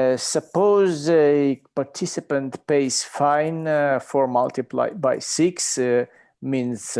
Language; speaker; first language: English; non-native, learner; Ukrainian